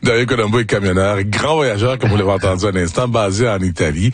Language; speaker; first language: French; native; French